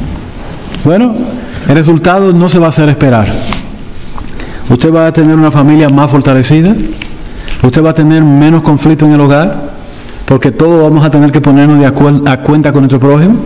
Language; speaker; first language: Spanish; native; Spanish